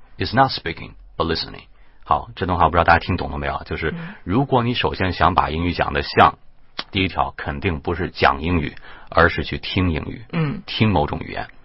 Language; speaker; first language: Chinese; native; Chinese